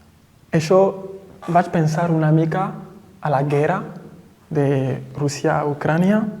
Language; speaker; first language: Catalan; non-native, fluent; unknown